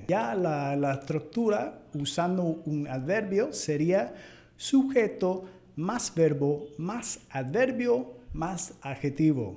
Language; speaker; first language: Spanish; non-native, fluent; English